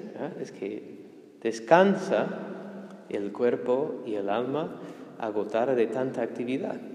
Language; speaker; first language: Spanish; non-native, fluent; English